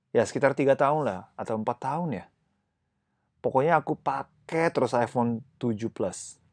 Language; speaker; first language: Indonesian; non-native, fluent; Japanese